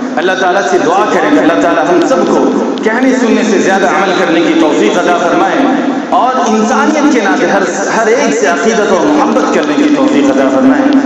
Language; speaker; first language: Urdu; non-native, local second language; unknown